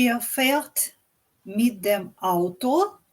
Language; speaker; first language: German; non-native, learner; English